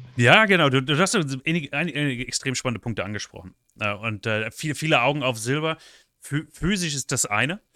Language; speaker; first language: German; native; German